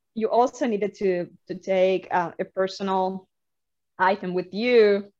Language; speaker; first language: English; non-native, fluent; Spanish